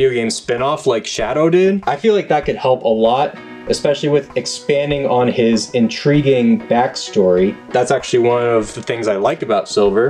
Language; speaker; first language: English; native; English